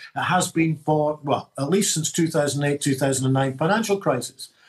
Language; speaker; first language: English; native; English